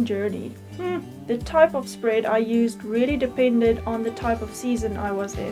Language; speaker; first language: English; native; English